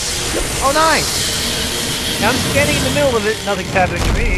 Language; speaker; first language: English; native; English